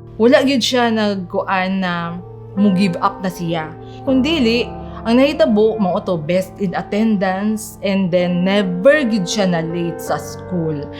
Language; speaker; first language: Cebuano; native; Cebuano